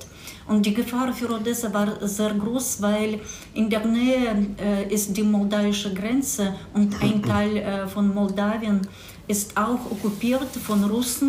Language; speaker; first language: German; non-native, fluent; Russian